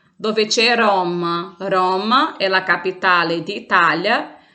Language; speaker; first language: Italian; non-native, fluent; Portuguese